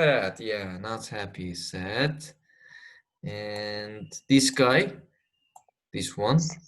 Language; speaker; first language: English; non-native, fluent; Turkish